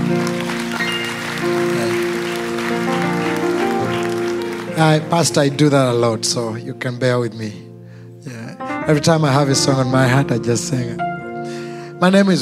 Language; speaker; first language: English; non-native, local second language; Ganda